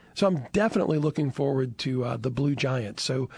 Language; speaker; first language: English; native; English